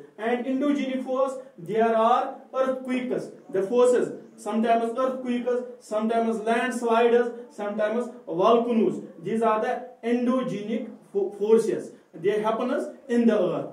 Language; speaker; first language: English; non-native, local second language; Kashmiri